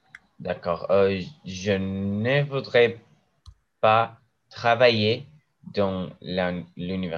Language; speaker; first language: French; non-native, learner; Spanish